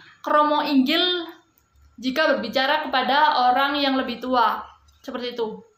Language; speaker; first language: Indonesian; non-native, local second language; Javanese